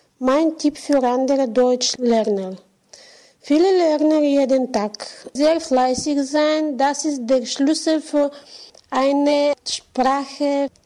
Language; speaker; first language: German; non-native, learner; Bulgarian